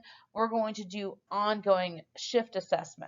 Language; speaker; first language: English; native; English